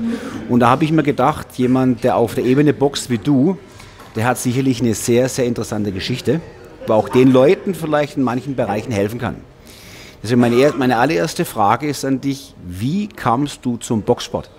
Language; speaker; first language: German; native; German